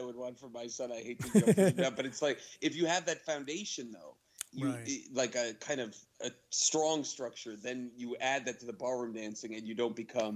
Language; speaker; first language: English; native; English